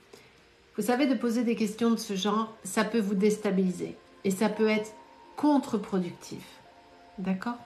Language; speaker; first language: French; native; French